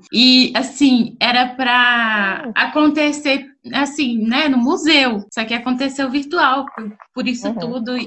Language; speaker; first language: Portuguese; native; Portuguese